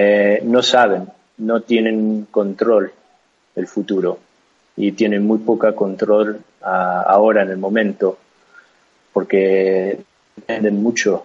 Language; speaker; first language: Spanish; non-native, fluent; English